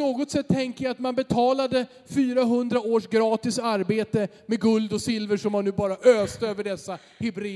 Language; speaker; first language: Swedish; native; Swedish